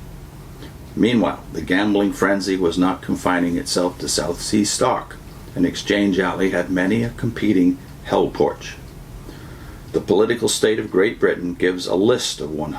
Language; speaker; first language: English; native; English